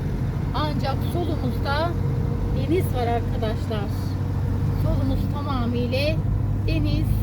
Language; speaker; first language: Turkish; native; Turkish